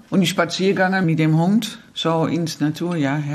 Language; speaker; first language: German; non-native, learner; Dutch